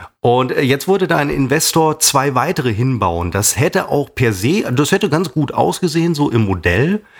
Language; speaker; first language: German; native; German